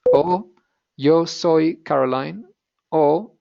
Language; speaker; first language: Spanish; non-native, fluent; English